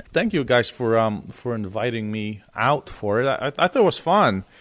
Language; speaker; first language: English; non-native, fluent; Polish